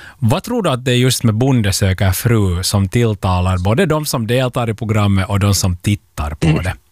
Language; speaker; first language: Swedish; native; Swedish